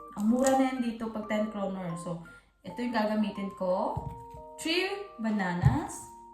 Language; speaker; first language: Filipino; non-native, local second language; Hiligaynon